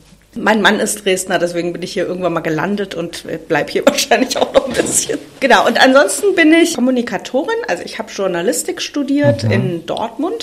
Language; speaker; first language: German; native; German